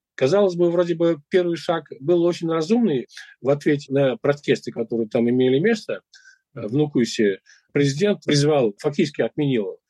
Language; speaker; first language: Russian; non-native, local second language; Uzbek